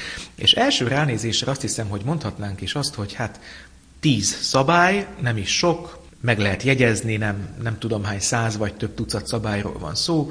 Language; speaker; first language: Hungarian; native; Hungarian